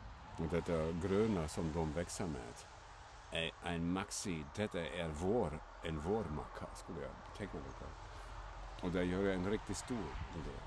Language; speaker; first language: Swedish; non-native, fluent; German